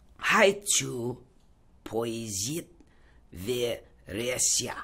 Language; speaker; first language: Russian; non-native, learner; English